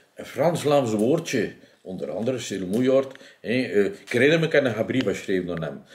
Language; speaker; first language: Dutch; native; Dutch